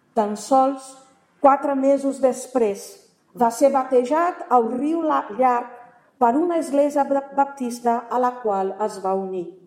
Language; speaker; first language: Catalan; non-native, fluent; Portuguese